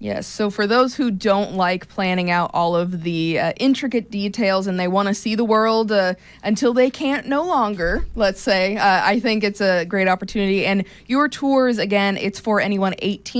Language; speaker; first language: English; native; English